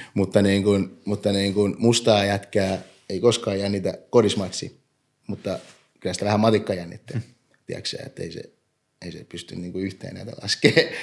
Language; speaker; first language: Finnish; early bilingual, other home language; English